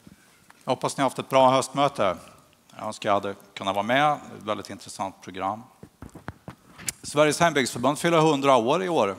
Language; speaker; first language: Swedish; native; Swedish